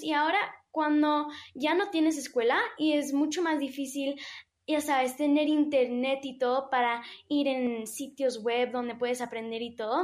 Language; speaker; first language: Spanish; early bilingual, heritage; English